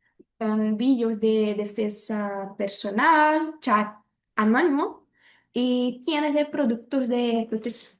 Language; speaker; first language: Spanish; non-native, learner; Portuguese